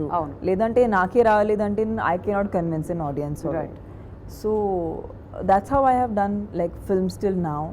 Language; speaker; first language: Telugu; non-native, local second language; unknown